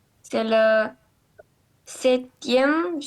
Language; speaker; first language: French; non-native, learner; Romanian